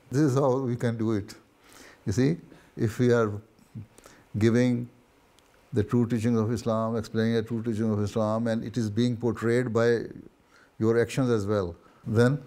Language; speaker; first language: English; non-native, local second language; Urdu